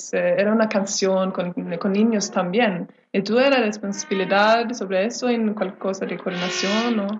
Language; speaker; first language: Spanish; non-native, learner; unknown